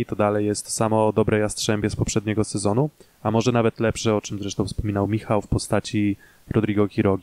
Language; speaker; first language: Polish; native; Polish